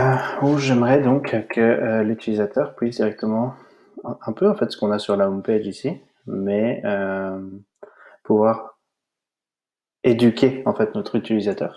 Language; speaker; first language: French; native; French